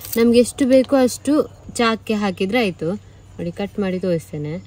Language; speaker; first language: Kannada; non-native, local second language; Tulu